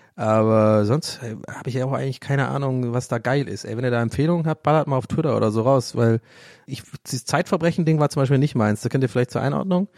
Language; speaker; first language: German; early bilingual, other home language; English